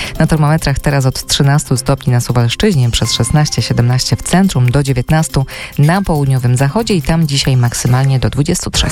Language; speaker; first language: Polish; native; Polish